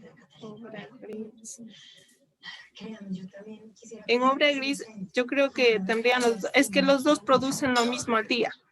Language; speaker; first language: Spanish; native; Spanish